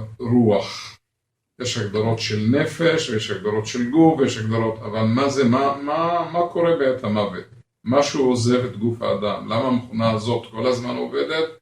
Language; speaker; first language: Hebrew; non-native, local second language; Arabic